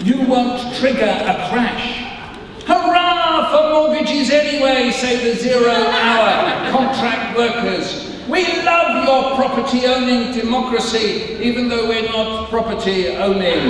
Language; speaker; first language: English; native; English